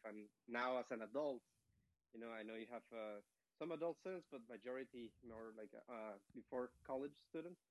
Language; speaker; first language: English; non-native, fluent; Spanish